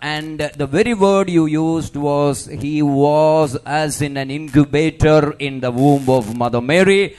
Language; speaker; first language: English; non-native, local second language; Malayalam